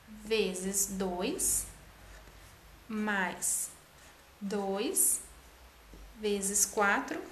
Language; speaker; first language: Portuguese; native; Portuguese